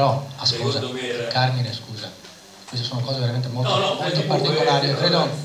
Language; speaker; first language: Italian; native; Italian